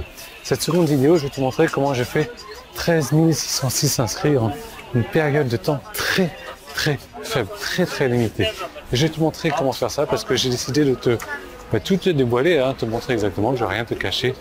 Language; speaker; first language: French; native; French